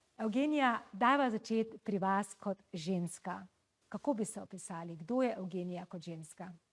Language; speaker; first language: Slovenian; native; Slovenian